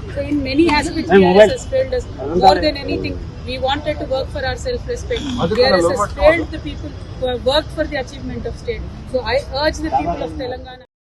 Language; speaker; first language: English; non-native, local second language; Telugu